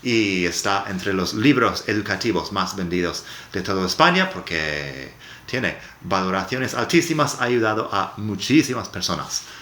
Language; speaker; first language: Spanish; non-native, fluent; English